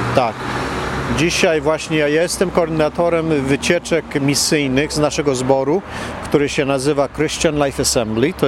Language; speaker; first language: Polish; early bilingual, heritage; Polish